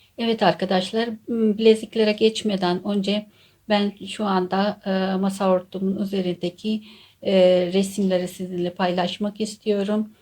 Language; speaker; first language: Turkish; non-native, fluent; Urdu